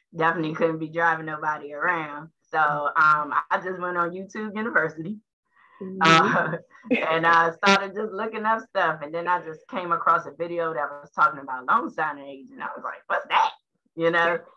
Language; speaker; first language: English; native; English